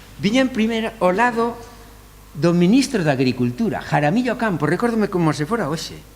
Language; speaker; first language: Galician; native; Galician